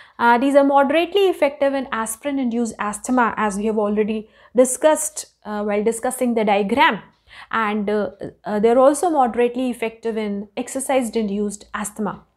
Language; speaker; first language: English; non-native, local second language; Hindi